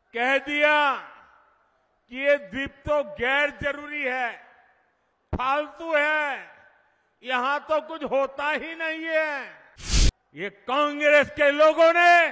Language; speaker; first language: Hindi; non-native, local second language; Gujarati